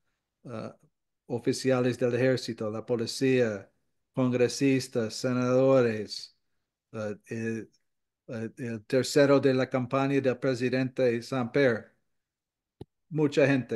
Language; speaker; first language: Spanish; non-native, fluent; English